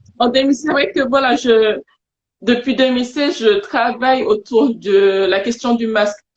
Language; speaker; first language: French; non-native, local second language; Wolof